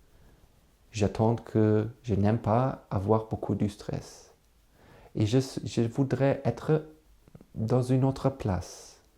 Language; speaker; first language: French; non-native, learner; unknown